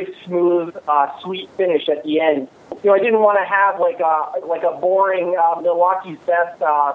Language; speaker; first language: English; native; English